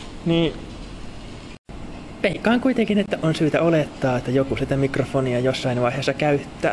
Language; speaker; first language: Finnish; native; Finnish